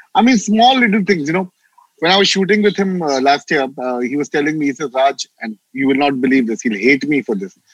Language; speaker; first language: English; non-native, local second language; Hindi